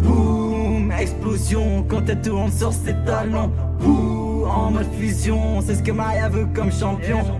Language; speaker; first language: French; native; French